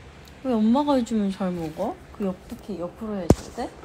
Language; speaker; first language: Korean; early bilingual, heritage; Korean